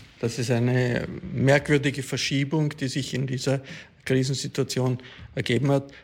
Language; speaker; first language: German; native; German